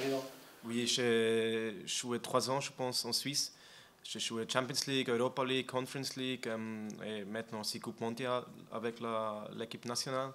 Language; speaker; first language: French; non-native, learner; German